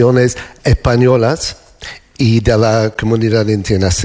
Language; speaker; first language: Spanish; non-native, fluent; English